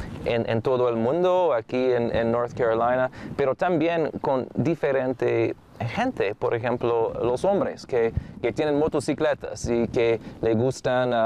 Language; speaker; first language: Spanish; non-native, fluent; English